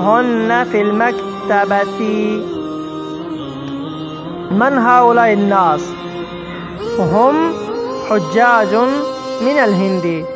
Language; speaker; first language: Arabic; non-native, fluent; Persian